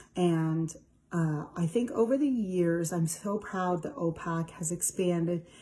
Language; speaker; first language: English; native; English